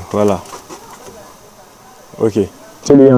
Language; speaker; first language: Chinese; non-native, learner; French